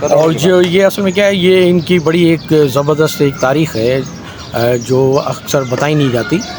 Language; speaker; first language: Urdu; non-native, local second language; Sindhi